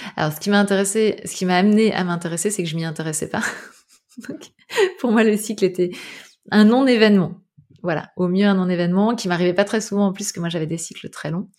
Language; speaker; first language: French; native; French